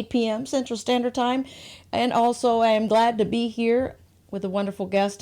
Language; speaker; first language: English; native; English